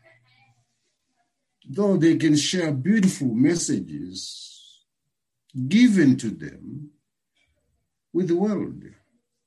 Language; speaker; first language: English; non-native, local second language; Shona